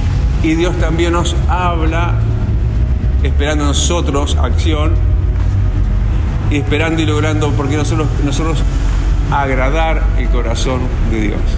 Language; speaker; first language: Spanish; native; Spanish